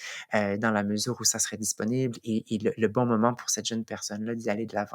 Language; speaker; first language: French; native; French